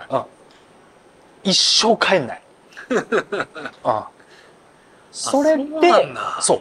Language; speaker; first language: Japanese; native; Japanese